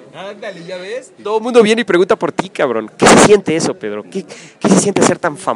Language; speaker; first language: Spanish; native; Spanish